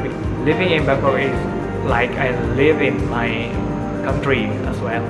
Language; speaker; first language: English; non-native, fluent; Indonesian